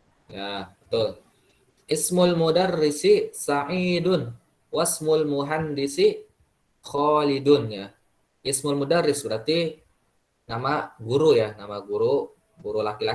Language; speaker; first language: Arabic; non-native, fluent; Indonesian